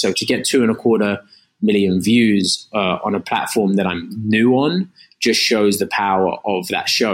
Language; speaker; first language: English; native; English